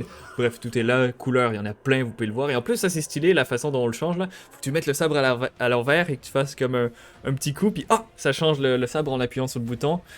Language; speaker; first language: French; native; French